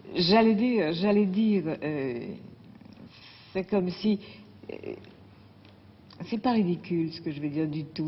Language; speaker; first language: French; native; French